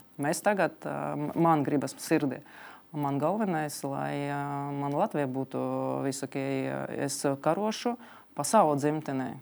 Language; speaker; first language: Latvian; non-native, local second language; Russian